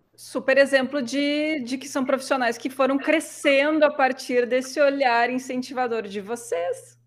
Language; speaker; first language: Portuguese; native; Portuguese